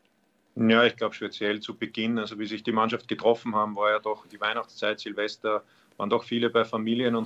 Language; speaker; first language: German; native; German